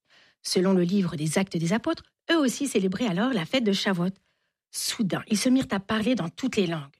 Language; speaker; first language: French; native; French